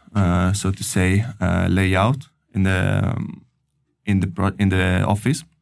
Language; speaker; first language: English; non-native, fluent; Italian